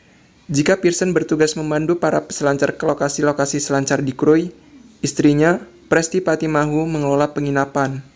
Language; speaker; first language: Indonesian; native; Indonesian